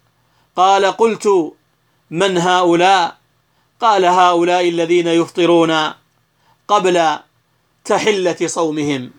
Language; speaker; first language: Arabic; native; Arabic